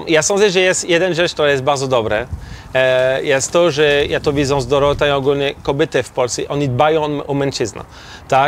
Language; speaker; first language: Polish; non-native, learner; French